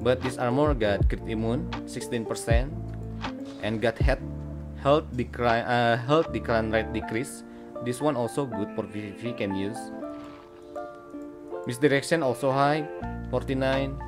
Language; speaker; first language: English; non-native, learner; Indonesian